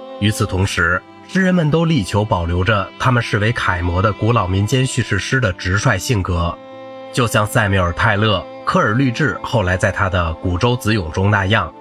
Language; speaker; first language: Chinese; native; Chinese